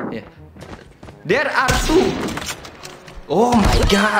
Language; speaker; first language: English; non-native, learner; Indonesian